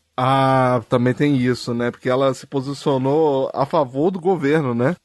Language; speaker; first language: Portuguese; native; Portuguese